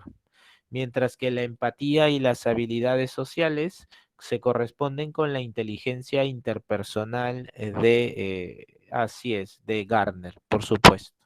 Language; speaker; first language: Spanish; native; Spanish